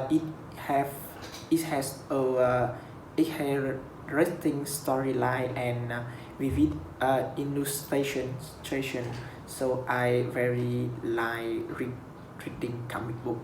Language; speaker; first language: English; non-native, learner; Vietnamese